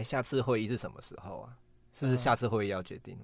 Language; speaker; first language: Chinese; native; Chinese